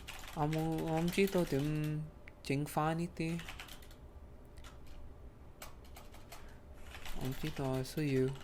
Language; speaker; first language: Cantonese; early bilingual, heritage; Cantonese